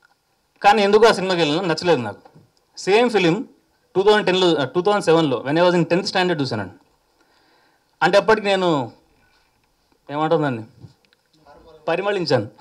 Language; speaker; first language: Telugu; native; Telugu